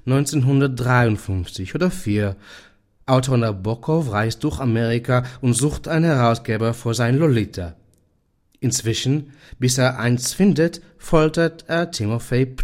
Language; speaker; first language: German; non-native, fluent; Hebrew